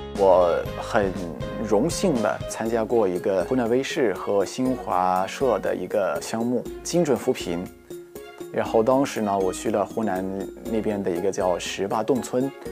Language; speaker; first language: Chinese; non-native, fluent; Arabic